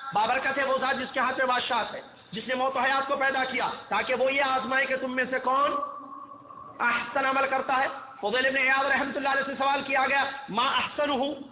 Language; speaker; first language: Urdu; native; Urdu